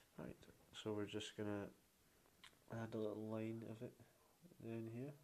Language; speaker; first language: English; native; English